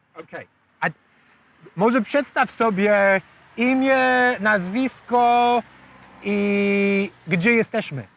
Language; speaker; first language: Polish; non-native, fluent; English